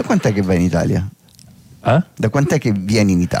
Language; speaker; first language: Italian; native; Italian